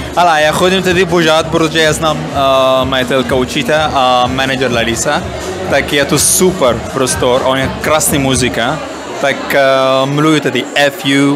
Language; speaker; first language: Czech; non-native, learner; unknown